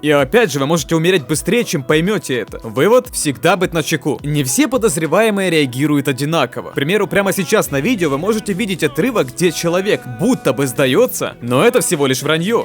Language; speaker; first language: Russian; native; Russian